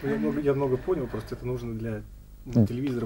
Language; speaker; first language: Russian; native; Russian